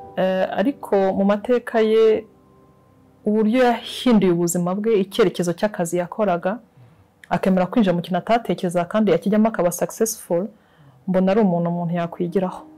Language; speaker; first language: Kinyarwanda; early bilingual, heritage; Kinyarwanda